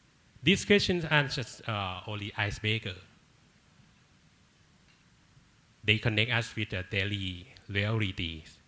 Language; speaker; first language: English; non-native, learner; Thai